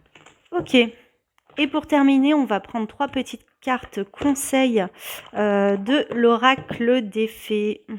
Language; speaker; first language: French; native; French